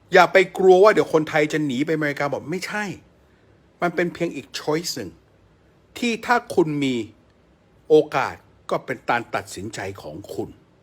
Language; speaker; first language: Thai; native; Thai